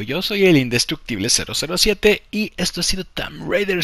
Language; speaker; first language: Spanish; native; Spanish